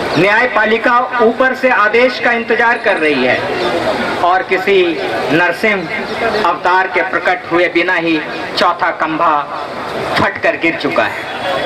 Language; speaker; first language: Hindi; non-native, local second language; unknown